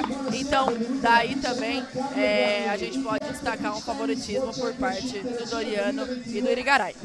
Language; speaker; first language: Portuguese; native; Portuguese